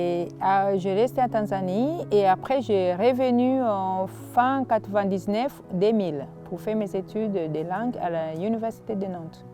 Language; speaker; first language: French; non-native, fluent; Swahili